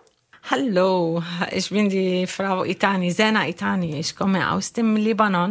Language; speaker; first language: German; non-native, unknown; Arabic